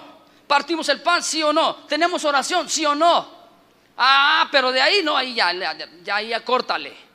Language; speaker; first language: Spanish; native; Spanish